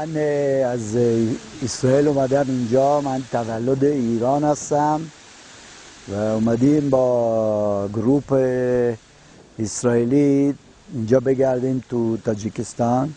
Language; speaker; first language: Persian; early bilingual, heritage; Persian